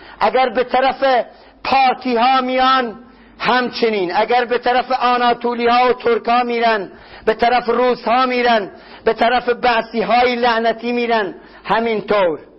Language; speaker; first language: Persian; non-native, local second language; Kurdish